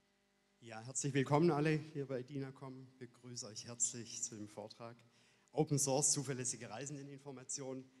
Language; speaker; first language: German; native; German